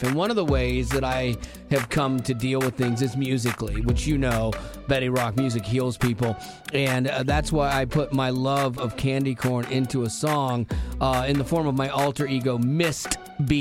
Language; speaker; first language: English; native; English